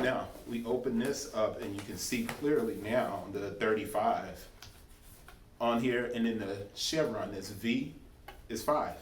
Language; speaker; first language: English; native; English